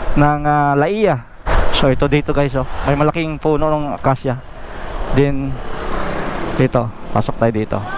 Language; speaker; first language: Filipino; native; Filipino